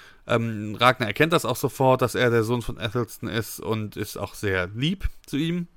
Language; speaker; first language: German; native; German